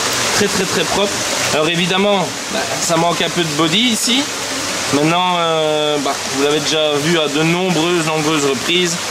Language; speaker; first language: French; native; French